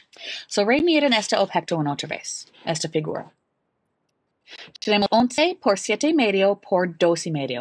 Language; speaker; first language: Spanish; non-native, learner; English